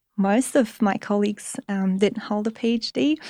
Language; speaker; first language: English; non-native, fluent; Polish